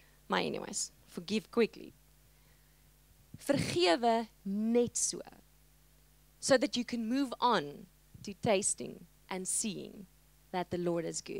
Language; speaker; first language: English; non-native, local second language; Afrikaans